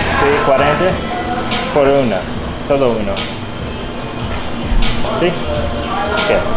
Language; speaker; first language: Spanish; non-native, learner; English